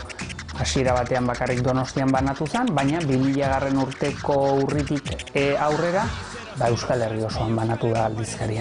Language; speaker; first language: Basque; native; Basque